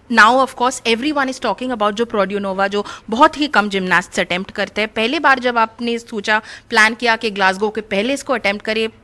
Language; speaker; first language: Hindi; native; Hindi